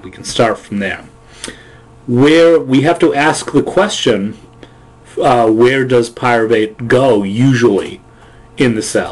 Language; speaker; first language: English; native; English